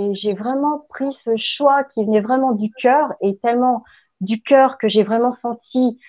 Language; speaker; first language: French; native; French